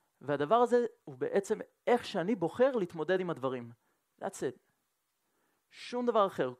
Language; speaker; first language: Hebrew; non-native, fluent; French